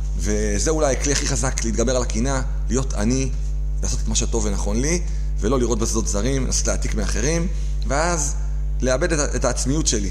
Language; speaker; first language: Hebrew; native; Hebrew